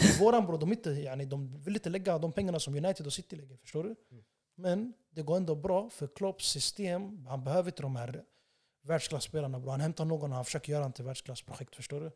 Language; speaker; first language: Swedish; early bilingual, other home language; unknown